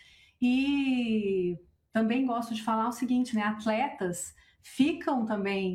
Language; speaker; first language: Portuguese; native; Portuguese